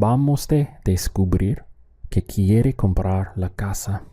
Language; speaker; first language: Spanish; non-native, fluent; English